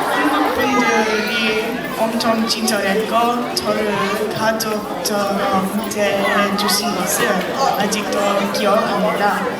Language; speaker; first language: Korean; early bilingual, heritage; Korean